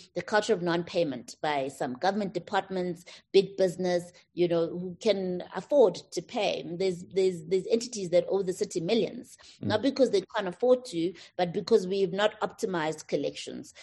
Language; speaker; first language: English; non-native, local second language; Tswana